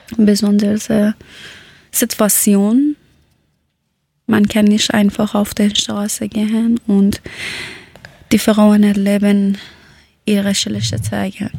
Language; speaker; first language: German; non-native, fluent; Persian